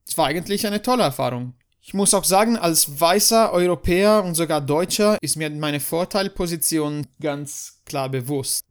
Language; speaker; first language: German; non-native, fluent; Italian